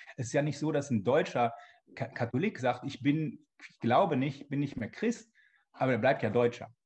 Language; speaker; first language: German; native; German